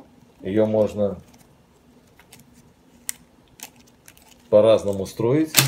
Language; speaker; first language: Russian; native; Russian